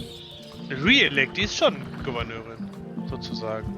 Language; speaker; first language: German; native; German